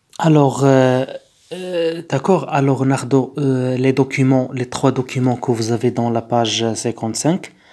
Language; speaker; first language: French; non-native, local second language; Arabic